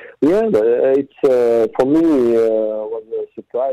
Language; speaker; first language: English; non-native, fluent; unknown